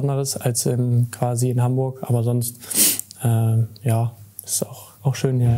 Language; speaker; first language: German; native; German